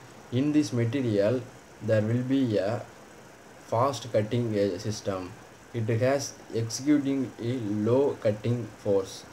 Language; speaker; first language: English; non-native, local second language; Tamil